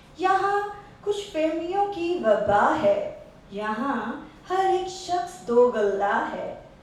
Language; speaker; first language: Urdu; non-native, local second language; Saraiki